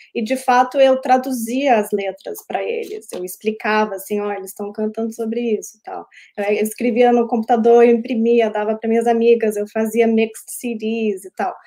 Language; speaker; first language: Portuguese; early bilingual, heritage; Portuguese